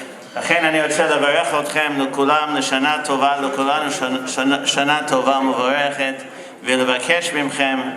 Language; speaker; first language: Hebrew; non-native, fluent; English